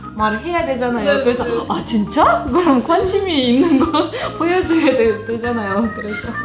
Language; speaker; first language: Korean; non-native, fluent; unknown